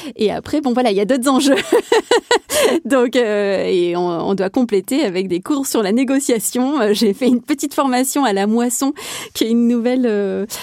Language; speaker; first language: French; native; French